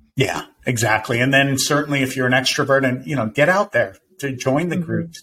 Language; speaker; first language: English; native; English